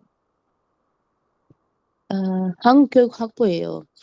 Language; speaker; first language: Korean; non-native, learner; Uzbek